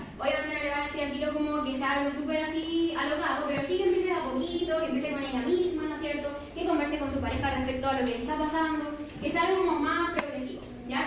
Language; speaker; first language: Spanish; native; Spanish